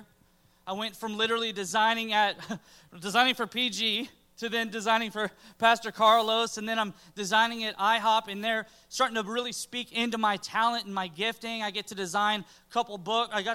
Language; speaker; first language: English; native; English